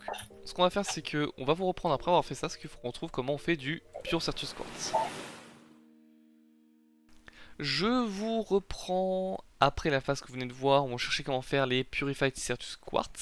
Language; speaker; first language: French; native; French